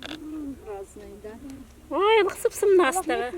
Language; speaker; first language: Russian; non-native, local second language; Yakut